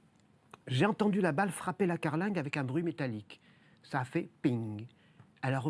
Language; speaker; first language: French; native; French